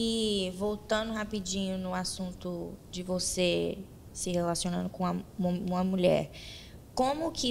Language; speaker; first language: Portuguese; early bilingual, heritage; Portuguese